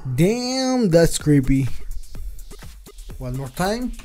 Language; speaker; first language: English; non-native, fluent; Spanish